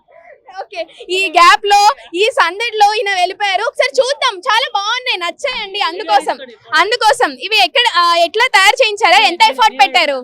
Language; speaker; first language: Telugu; native; Telugu